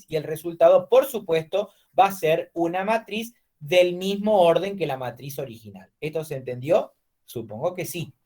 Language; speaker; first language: Spanish; native; Spanish